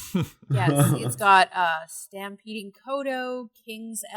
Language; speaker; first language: English; native; English